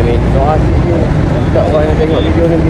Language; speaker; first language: Malay; native; Malay